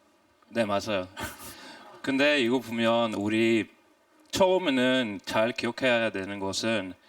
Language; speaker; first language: Korean; non-native, fluent; Swedish